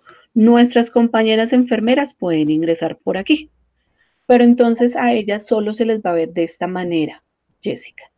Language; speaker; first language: Spanish; native; Spanish